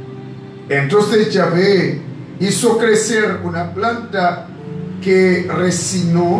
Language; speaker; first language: Spanish; native; Spanish